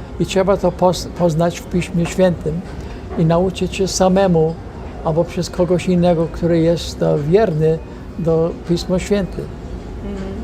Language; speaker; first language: Polish; non-native, fluent; English